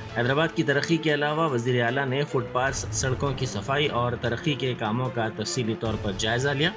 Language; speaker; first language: Hindi; non-native, local second language; Urdu